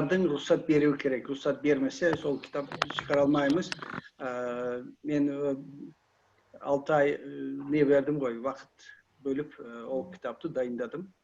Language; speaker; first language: Kyrgyz; non-native, learner; Kazakh